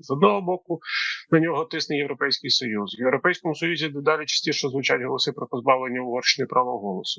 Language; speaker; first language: Ukrainian; native; Ukrainian